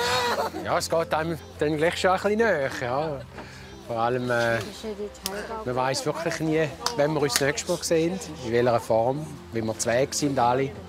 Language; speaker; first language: German; native; German